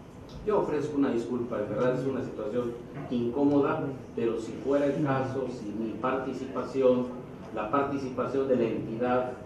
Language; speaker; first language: Spanish; native; Spanish